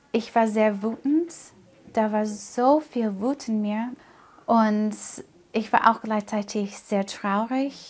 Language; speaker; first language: German; non-native, fluent; English